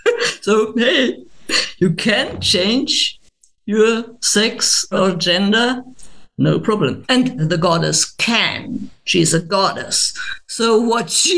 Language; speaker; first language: English; non-native, fluent; German